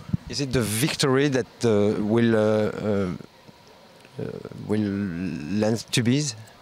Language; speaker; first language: English; non-native, learner; French